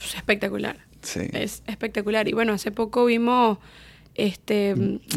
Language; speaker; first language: Spanish; native; Spanish